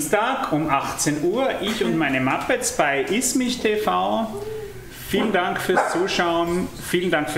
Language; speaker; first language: German; native; German